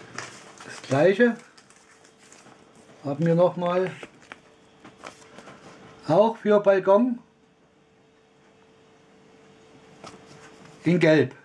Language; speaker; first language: German; non-native, learner; Russian